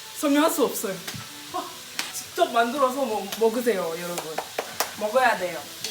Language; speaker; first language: Korean; non-native, learner; French